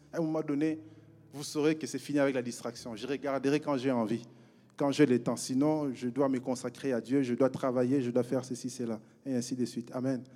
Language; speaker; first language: French; non-native, local second language; Lingala